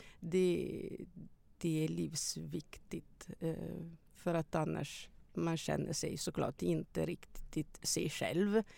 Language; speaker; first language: Swedish; non-native, fluent; Italian